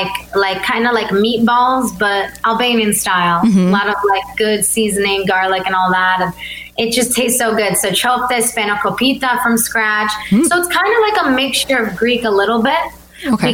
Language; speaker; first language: English; early bilingual, other home language; Albanian